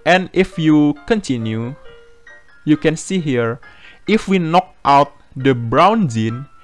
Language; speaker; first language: English; non-native, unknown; Indonesian